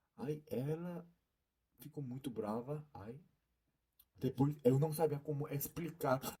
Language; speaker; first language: Portuguese; non-native, learner; Korean